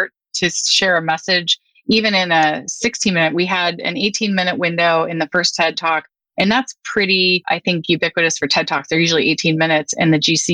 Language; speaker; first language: English; native; English